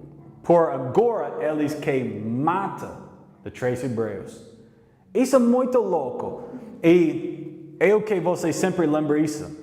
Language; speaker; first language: Portuguese; non-native, learner; English